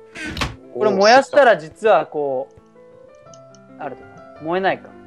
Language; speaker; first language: Japanese; native; Japanese